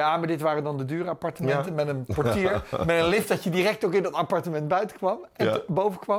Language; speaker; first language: Dutch; native; Dutch